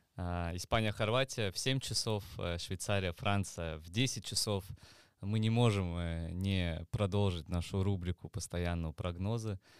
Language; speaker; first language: Russian; native; Russian